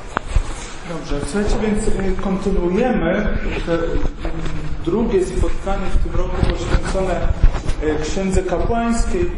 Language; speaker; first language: Polish; native; Polish